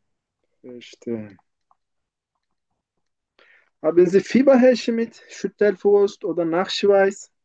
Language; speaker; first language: German; non-native, fluent; Turkish